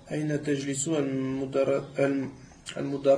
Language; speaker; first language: Arabic; non-native, learner; French